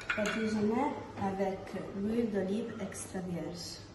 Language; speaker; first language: French; non-native, learner; Italian